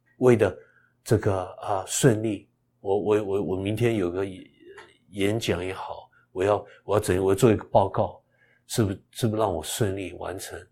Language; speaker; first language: Chinese; early bilingual, heritage; Chinese